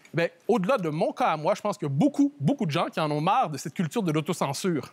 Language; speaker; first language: French; native; French